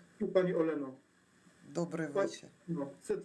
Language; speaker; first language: Polish; non-native, learner; Ukrainian